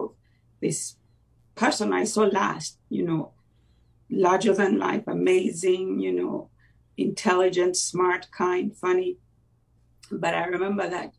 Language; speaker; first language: English; non-native, local second language; Ganda